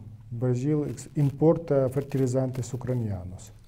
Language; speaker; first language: Portuguese; non-native, learner; Ukrainian